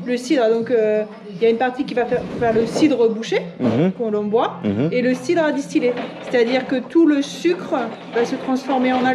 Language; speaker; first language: French; native; French